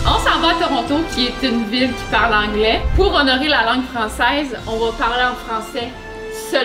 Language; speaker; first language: French; native; French